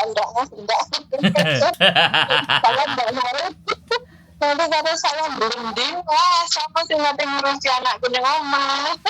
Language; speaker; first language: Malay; non-native, local second language; Javanese